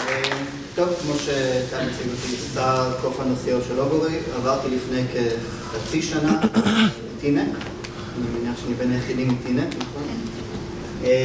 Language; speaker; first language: Hebrew; native; Hebrew